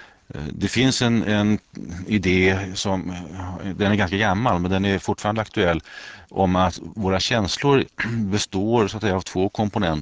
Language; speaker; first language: Swedish; native; Swedish